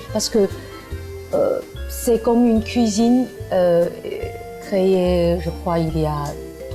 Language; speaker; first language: French; non-native, learner; Chinese